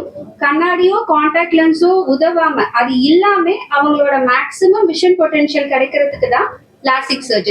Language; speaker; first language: Tamil; native; Tamil